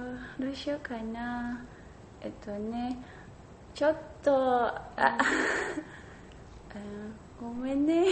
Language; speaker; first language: Japanese; non-native, learner; Indonesian